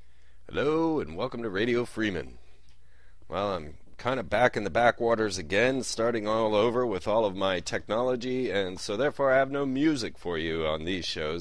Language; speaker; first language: English; native; English